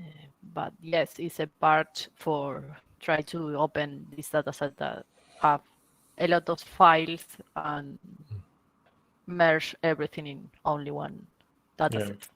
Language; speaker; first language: English; non-native, learner; Spanish